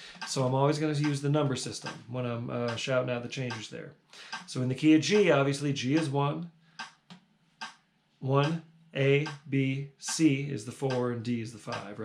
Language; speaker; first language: English; native; English